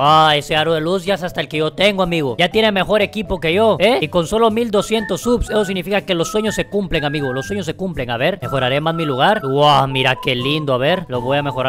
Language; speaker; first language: Spanish; native; Spanish